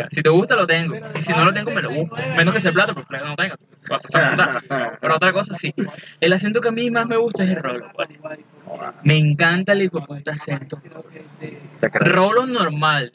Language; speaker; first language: Spanish; native; Spanish